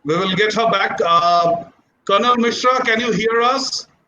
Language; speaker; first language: English; non-native, local second language; Hindi